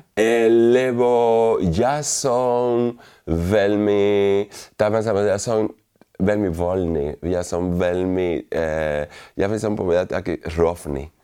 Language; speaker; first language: Slovak; non-native, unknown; Spanish